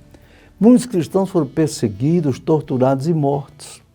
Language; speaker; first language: Portuguese; native; Portuguese